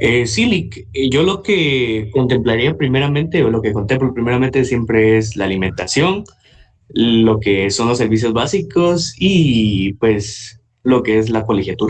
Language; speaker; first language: Spanish; native; Spanish